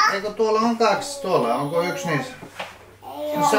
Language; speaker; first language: Finnish; non-native, local second language; Swedish